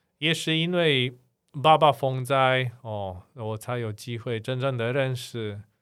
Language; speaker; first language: Chinese; non-native, fluent; Polish